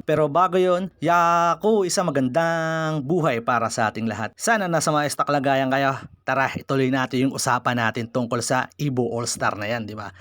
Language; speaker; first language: Filipino; non-native, local second language; Bikol